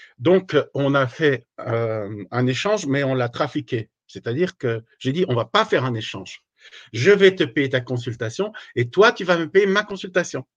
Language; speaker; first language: French; native; French